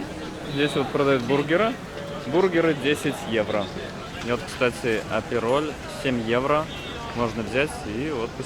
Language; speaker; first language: Russian; native; Russian